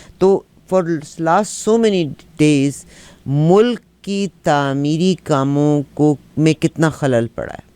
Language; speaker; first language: Urdu; native; Urdu